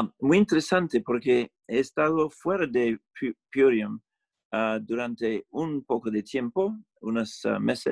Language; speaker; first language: Spanish; non-native, learner; English